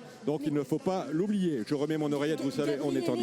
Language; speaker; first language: French; native; French